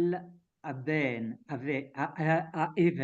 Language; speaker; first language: Hebrew; non-native, learner; French